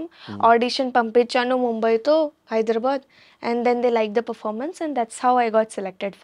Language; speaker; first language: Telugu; non-native, learner; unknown